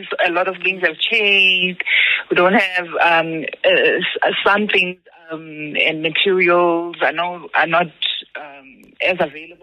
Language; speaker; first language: English; non-native, local second language; Zulu